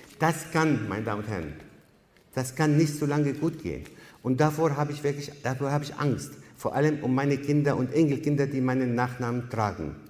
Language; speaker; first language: German; non-native, fluent; Arabic